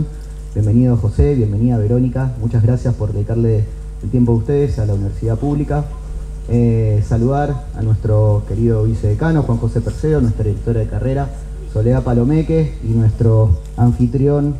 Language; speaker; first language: Spanish; native; Spanish